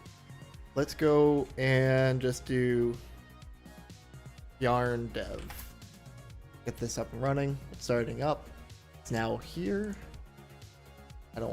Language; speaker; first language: English; native; English